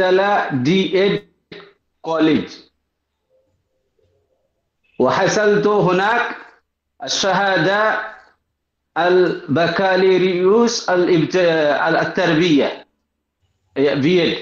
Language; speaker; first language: Arabic; non-native, learner; Bangla